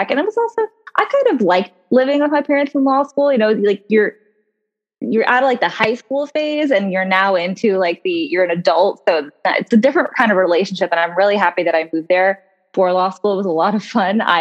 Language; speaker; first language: English; native; English